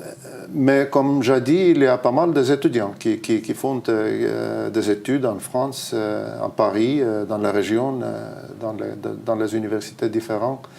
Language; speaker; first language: French; non-native, fluent; Estonian